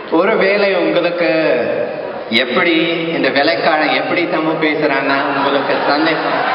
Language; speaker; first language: Tamil; non-native, fluent; English